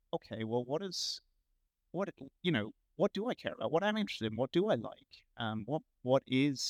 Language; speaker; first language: English; native; English